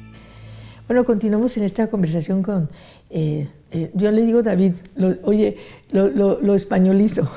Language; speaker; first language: Spanish; native; Spanish